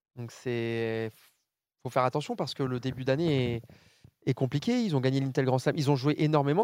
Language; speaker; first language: French; native; French